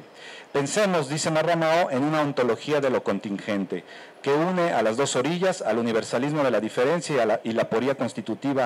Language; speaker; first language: Spanish; native; Spanish